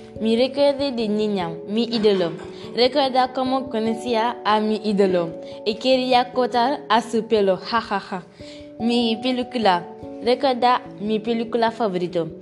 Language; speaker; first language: Spanish; non-native, learner; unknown